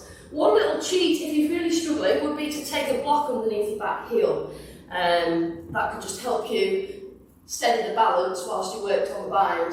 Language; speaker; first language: English; native; English